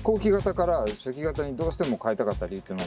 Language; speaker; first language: Japanese; native; Japanese